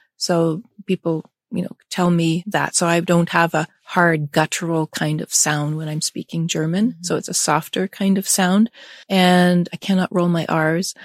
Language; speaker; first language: English; early bilingual, other home language; German